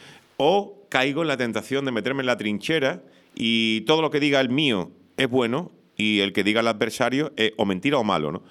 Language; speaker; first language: Spanish; native; Spanish